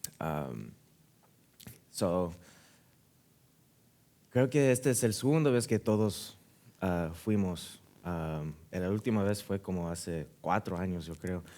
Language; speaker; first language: Spanish; early bilingual, heritage; Spanish